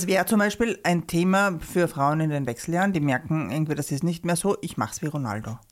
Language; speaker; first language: German; native; German